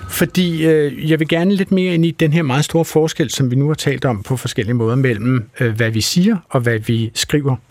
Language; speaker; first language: Danish; native; Danish